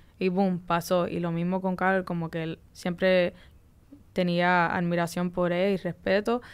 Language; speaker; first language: Spanish; early bilingual, heritage; Spanish